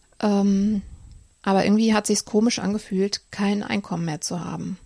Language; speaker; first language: German; native; German